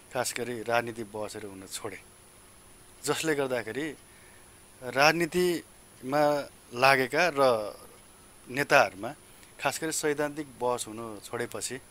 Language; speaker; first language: Nepali; native; Nepali